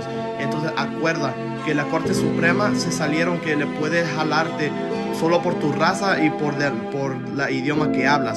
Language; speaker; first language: Spanish; early bilingual, heritage; Spanish